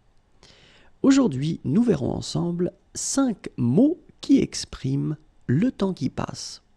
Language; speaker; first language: French; native; French